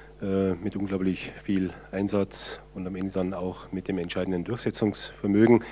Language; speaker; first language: German; native; German